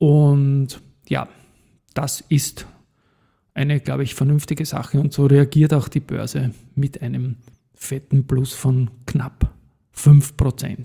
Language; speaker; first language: German; native; German